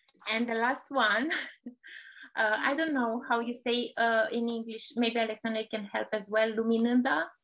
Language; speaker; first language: English; non-native, fluent; Romanian